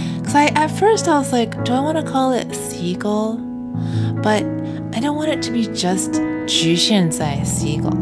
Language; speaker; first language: English; early bilingual, other home language; Chinese